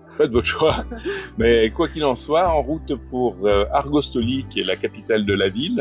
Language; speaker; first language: French; native; French